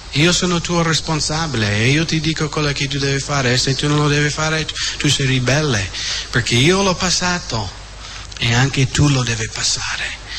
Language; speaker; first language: Italian; non-native, fluent; English